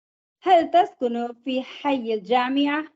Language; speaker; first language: Arabic; non-native, learner; Tamil